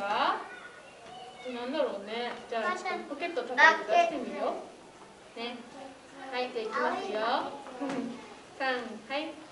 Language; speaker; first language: Japanese; native; Japanese